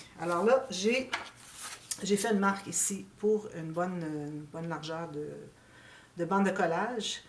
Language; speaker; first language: French; native; French